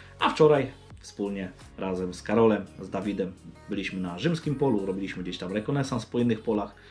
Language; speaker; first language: Polish; native; Polish